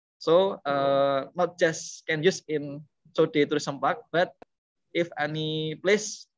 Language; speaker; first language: English; non-native, learner; Indonesian